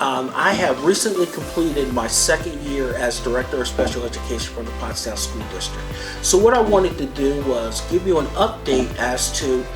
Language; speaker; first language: English; native; English